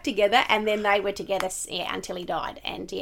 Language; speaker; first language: English; native; English